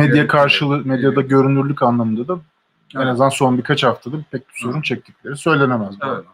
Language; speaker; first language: Turkish; native; Turkish